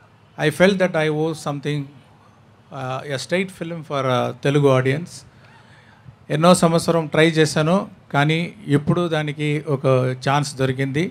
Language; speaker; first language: Telugu; non-native, learner; Tamil